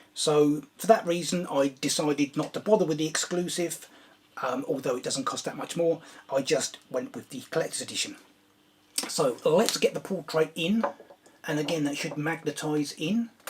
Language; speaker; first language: English; native; English